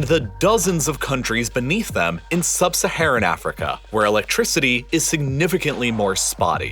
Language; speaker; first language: English; native; English